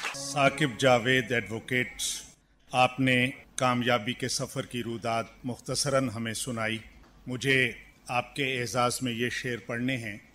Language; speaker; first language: Urdu; native; Urdu